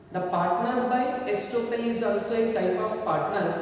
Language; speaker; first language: English; non-native, local second language; Kannada